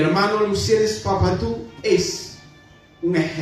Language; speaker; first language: Spanish; non-native, fluent; Haitian Creole